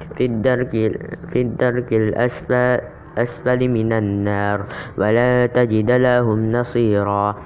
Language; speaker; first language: Arabic; non-native, learner; Indonesian